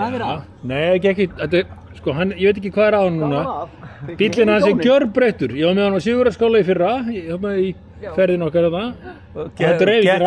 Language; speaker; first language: Icelandic; native; Icelandic